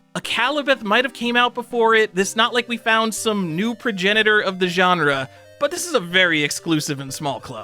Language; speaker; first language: English; native; English